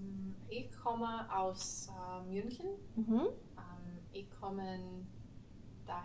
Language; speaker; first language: German; non-native, learner; English